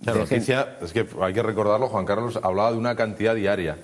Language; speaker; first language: Spanish; native; Spanish